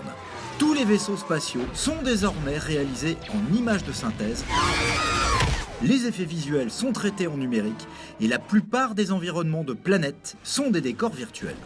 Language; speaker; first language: French; native; French